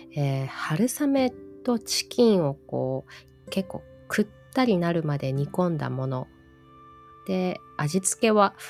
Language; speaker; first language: Japanese; early bilingual, heritage; Japanese